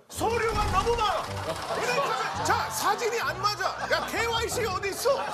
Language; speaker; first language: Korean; non-native, fluent; Hindi